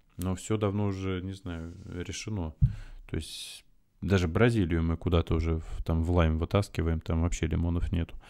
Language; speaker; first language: Russian; native; Russian